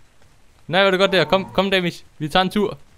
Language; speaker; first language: Danish; native; Danish